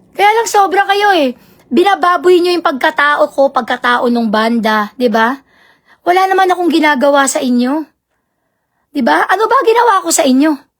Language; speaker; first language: Filipino; native; Filipino